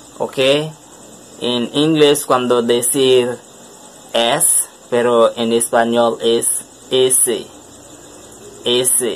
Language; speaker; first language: Spanish; non-native, learner; French